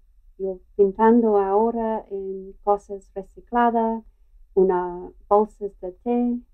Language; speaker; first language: Spanish; non-native, learner; English